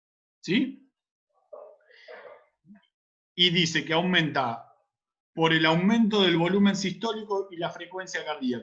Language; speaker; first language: Spanish; native; Spanish